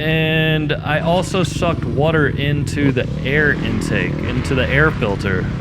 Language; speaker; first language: English; native; English